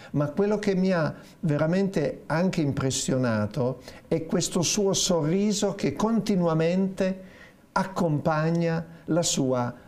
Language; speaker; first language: Italian; native; Italian